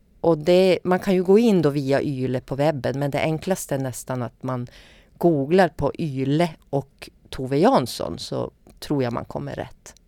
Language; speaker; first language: Swedish; native; Swedish